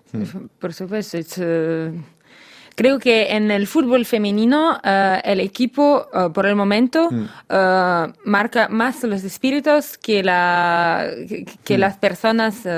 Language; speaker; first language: Spanish; non-native, learner; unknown